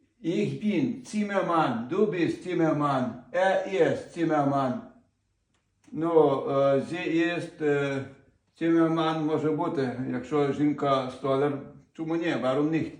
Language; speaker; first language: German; non-native, learner; Ukrainian